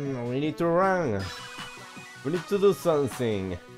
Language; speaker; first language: English; non-native, learner; Spanish